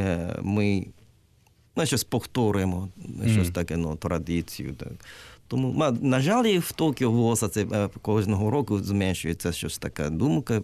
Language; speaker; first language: Ukrainian; non-native, learner; Japanese